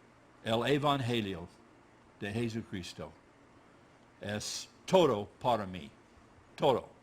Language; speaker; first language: Spanish; non-native, learner; English